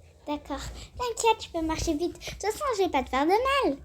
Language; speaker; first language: French; native; French